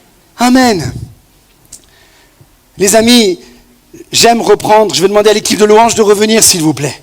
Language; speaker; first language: French; native; French